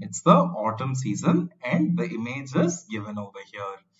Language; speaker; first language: English; non-native, local second language; Tamil